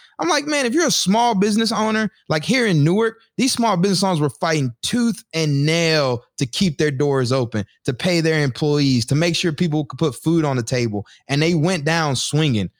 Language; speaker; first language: English; native; English